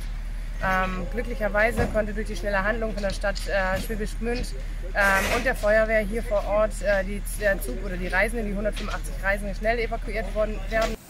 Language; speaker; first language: German; native; German